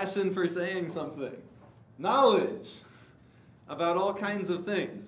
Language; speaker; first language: English; native; English